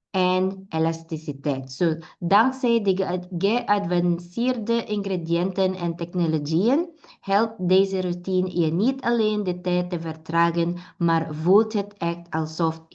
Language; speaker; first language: Dutch; non-native, learner; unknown